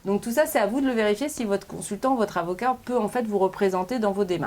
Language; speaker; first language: French; native; French